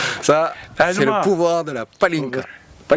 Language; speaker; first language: French; native; French